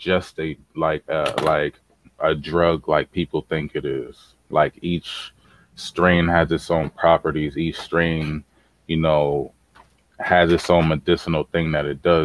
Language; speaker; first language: English; native; English